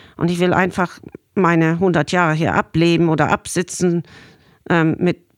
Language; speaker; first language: German; non-native, fluent; English